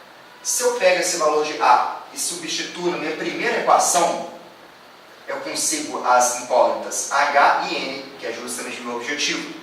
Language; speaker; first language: Portuguese; native; Portuguese